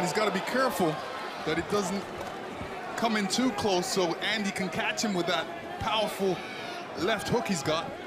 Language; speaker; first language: English; native; English